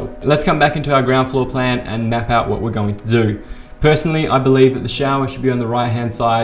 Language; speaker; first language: English; native; English